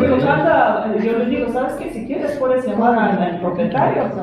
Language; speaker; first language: Spanish; non-native, fluent; Lithuanian